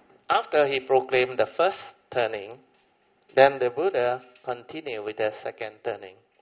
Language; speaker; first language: English; non-native, local second language; Min Nan Chinese